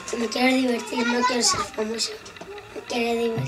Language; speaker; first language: Spanish; early bilingual, other home language; Romanian